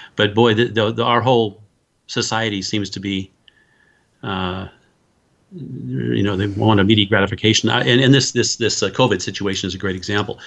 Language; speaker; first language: English; native; English